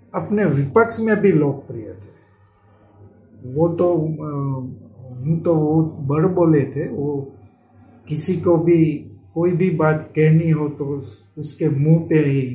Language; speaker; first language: Hindi; non-native, local second language; Gujarati